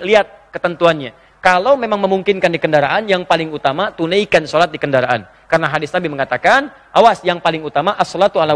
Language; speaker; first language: Indonesian; native; Indonesian